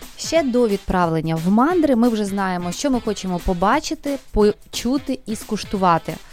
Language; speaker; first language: Ukrainian; native; Ukrainian